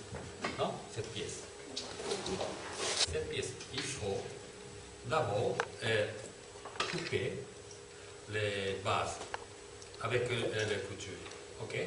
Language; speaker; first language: French; non-native, fluent; Turkish